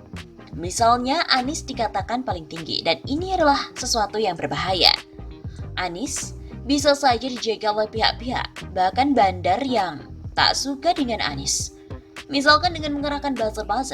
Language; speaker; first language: Indonesian; native; Indonesian